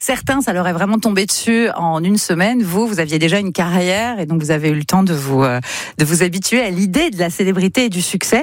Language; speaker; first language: French; native; French